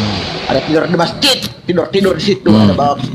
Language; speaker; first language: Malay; non-native, local second language; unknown